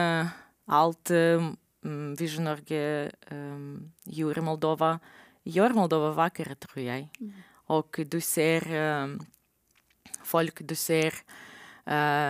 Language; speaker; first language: Norwegian; non-native, learner; Romanian